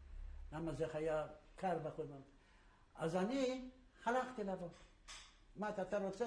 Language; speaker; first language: Hebrew; non-native, fluent; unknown